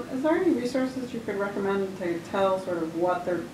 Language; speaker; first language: English; native; English